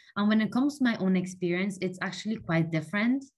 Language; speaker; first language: English; non-native, fluent; Spanish